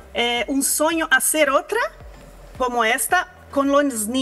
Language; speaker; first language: Spanish; non-native, learner; Portuguese